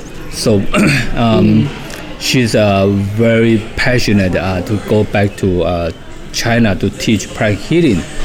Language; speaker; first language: English; non-native, fluent; Chinese